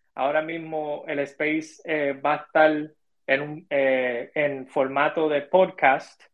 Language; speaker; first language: Spanish; early bilingual, heritage; Spanish